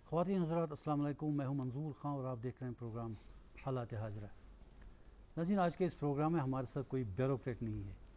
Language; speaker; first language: Hindi; non-native, local second language; Kashmiri